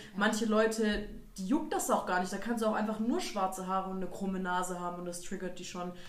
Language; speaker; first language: German; native; German